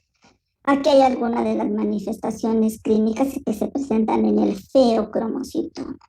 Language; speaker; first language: Spanish; native; Spanish